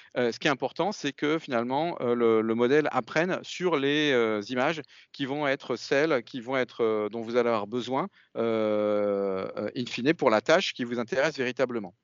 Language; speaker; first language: French; native; French